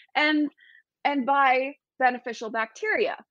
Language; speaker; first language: English; native; English